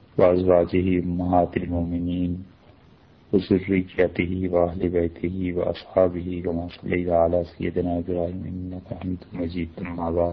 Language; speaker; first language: Urdu; native; Urdu